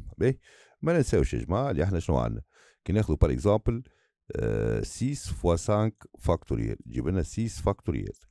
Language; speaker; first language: French; non-native, local second language; Arabic